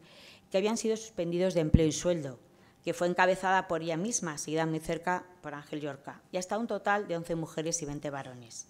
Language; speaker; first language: Spanish; native; Spanish